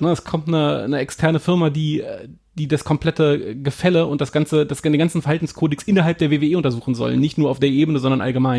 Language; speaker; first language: German; native; German